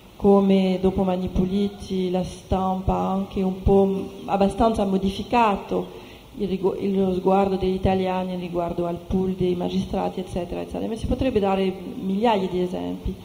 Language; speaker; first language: Italian; non-native, fluent; French